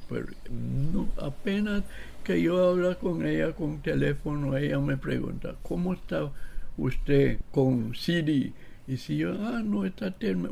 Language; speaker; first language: Spanish; non-native, local second language; English